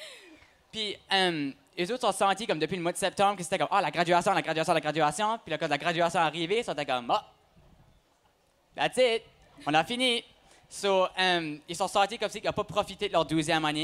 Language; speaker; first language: French; native; French